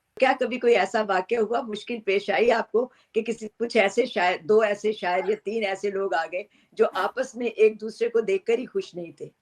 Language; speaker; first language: Urdu; native; Urdu